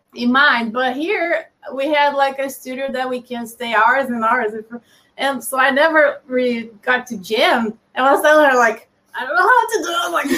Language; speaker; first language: English; non-native, fluent; Portuguese